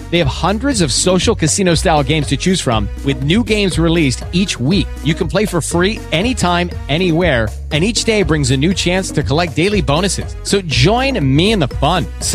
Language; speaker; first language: English; non-native, fluent; Russian